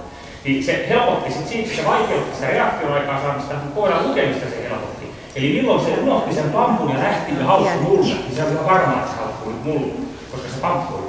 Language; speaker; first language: Finnish; native; Finnish